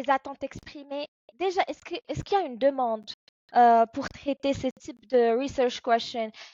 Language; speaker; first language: French; non-native, fluent; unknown